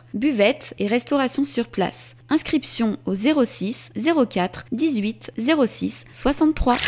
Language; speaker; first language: French; native; French